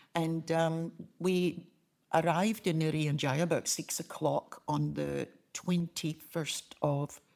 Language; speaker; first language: English; native; English